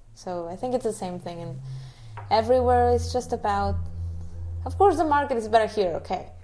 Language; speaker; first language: English; non-native, fluent; Spanish